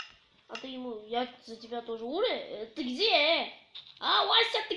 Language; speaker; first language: Russian; native; Russian